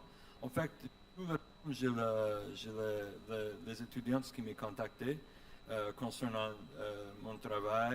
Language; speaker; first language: French; non-native, learner; English